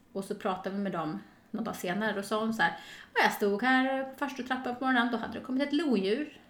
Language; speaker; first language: Swedish; native; Swedish